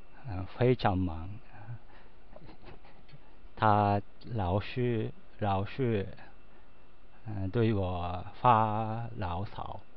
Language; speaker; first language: Chinese; non-native, learner; Japanese